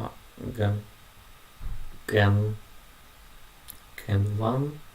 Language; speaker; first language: Japanese; non-native, learner; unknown